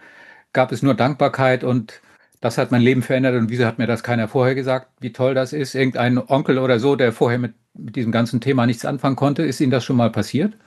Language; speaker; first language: German; native; German